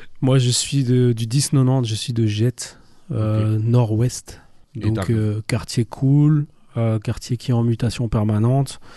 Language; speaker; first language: French; native; French